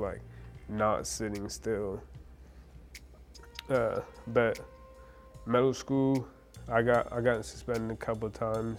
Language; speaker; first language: English; early bilingual, other home language; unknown